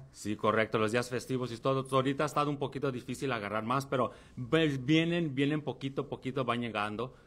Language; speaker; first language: Spanish; early bilingual, heritage; Spanish